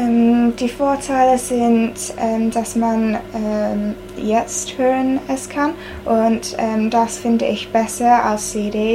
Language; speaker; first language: German; non-native, learner; English